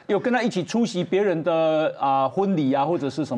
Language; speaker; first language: Chinese; native; Chinese